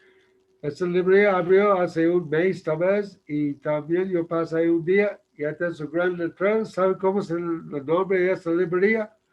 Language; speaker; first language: Spanish; non-native, learner; English